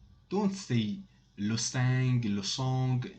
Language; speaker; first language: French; non-native, fluent; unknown